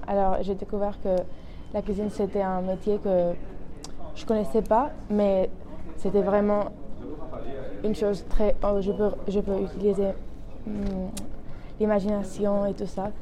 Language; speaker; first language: French; non-native, learner; Spanish